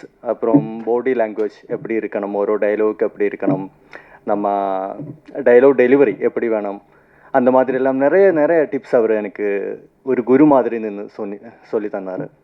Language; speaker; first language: Tamil; non-native, fluent; Malayalam